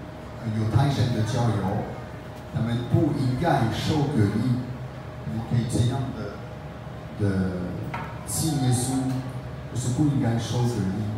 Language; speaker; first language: Chinese; non-native, fluent; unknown